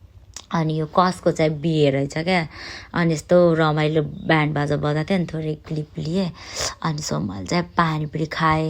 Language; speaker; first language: Nepali; native; Nepali